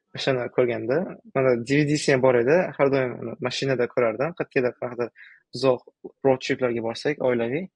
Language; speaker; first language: Uzbek; early bilingual, other home language; Tajik